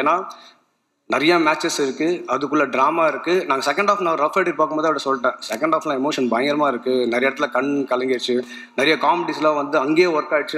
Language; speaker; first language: Tamil; native; Tamil